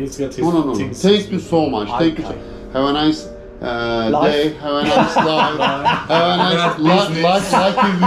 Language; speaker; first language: English; non-native, learner; Turkish